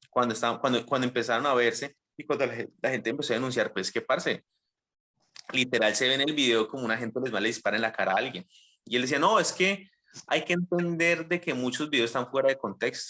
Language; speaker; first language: Spanish; native; Spanish